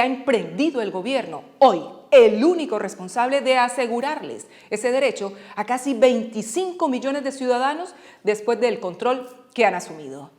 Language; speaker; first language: Spanish; native; Spanish